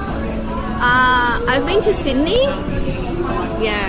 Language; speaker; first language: English; non-native, fluent; Portuguese